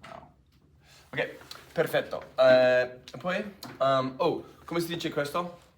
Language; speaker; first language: Italian; non-native, fluent; English